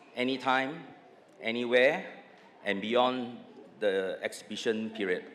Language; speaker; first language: English; non-native, local second language; Chinese